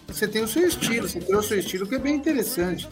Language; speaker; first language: Portuguese; native; Portuguese